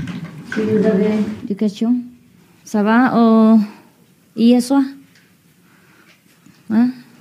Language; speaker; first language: French; non-native, learner; Vietnamese